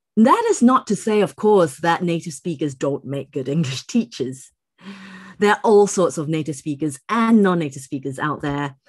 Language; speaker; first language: English; native; English